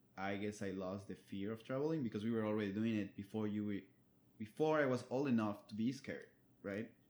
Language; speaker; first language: English; non-native, fluent; Spanish